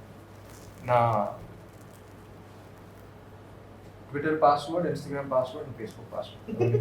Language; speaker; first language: Telugu; native; Telugu